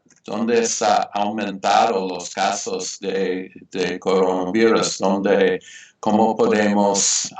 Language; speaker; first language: Spanish; non-native, fluent; English